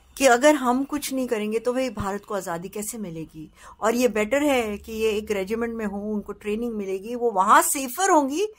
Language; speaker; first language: Hindi; native; Hindi